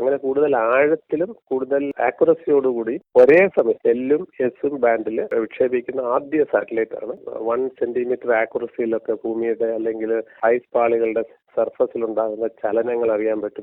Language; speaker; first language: Malayalam; native; Malayalam